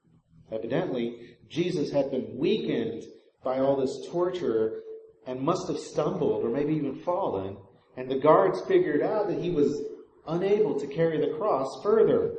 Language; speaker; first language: English; native; English